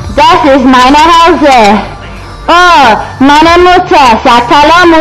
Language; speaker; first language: German; non-native, learner; English